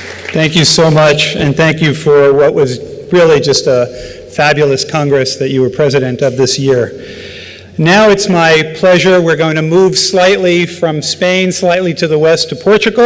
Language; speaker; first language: English; native; English